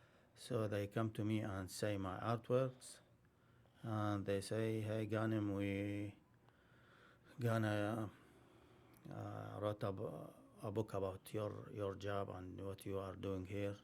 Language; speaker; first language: English; non-native, learner; Arabic